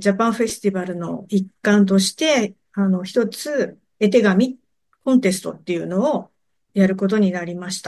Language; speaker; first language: Japanese; native; Japanese